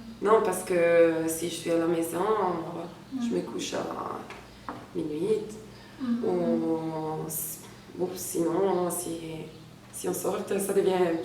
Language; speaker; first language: French; non-native, fluent; Italian